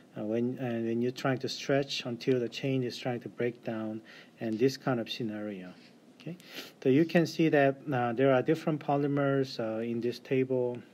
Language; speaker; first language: English; non-native, fluent; Korean